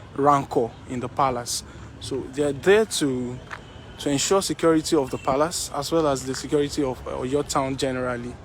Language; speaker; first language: English; non-native, local second language; Yoruba